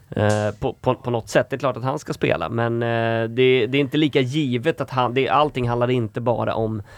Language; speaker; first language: Swedish; native; Swedish